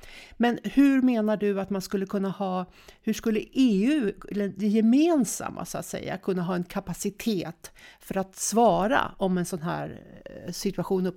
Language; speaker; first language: Swedish; native; Swedish